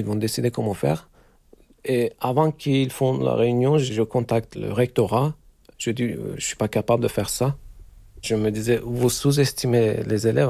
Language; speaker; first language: French; non-native, fluent; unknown